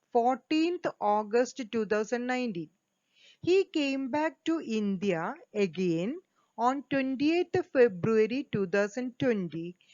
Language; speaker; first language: English; non-native, local second language; Malayalam